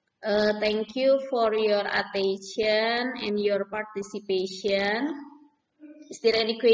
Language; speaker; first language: English; non-native, learner; Indonesian